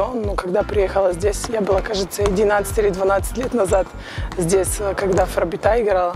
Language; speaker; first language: Russian; non-native, learner; Bulgarian